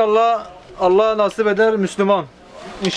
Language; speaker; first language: Turkish; early bilingual, heritage; Turkish